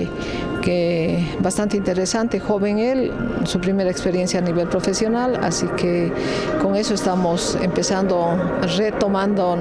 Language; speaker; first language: Spanish; native; Spanish